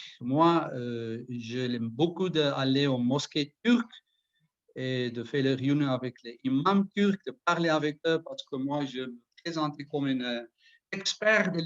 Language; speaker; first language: French; non-native, learner; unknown